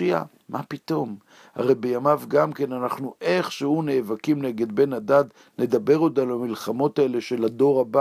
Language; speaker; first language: Hebrew; native; Hebrew